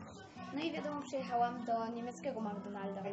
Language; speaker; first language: Polish; native; Polish